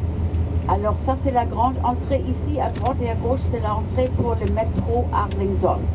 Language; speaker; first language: French; non-native, fluent; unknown